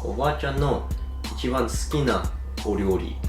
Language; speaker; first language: Japanese; early bilingual, heritage; English